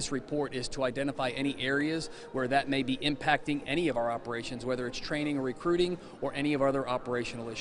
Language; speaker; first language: English; native; English